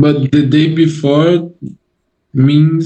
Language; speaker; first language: English; non-native, learner; Portuguese